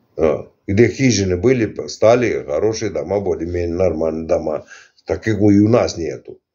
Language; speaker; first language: Russian; non-native, local second language; Turkmen